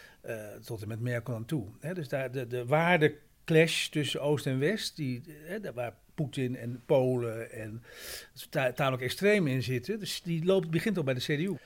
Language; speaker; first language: Dutch; native; Dutch